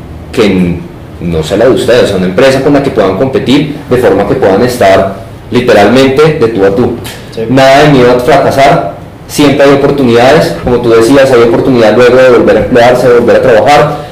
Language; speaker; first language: Spanish; native; Spanish